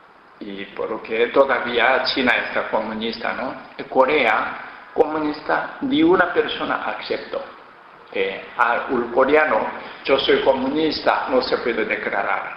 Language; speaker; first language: Spanish; non-native, learner; Korean